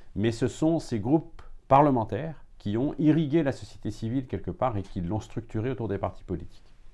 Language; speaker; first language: French; native; French